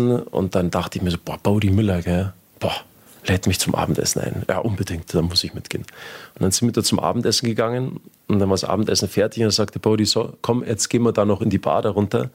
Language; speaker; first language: German; native; German